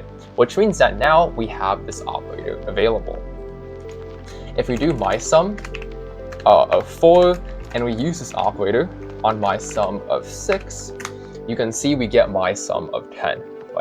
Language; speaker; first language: English; native; English